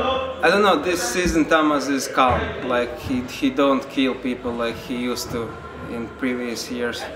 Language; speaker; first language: English; non-native, learner; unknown